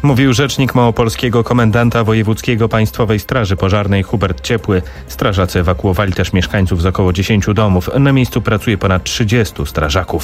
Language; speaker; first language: Polish; native; Polish